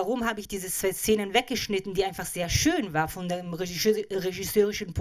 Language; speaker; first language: German; native; German